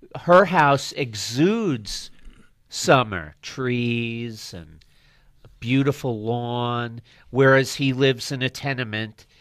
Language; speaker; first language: English; native; English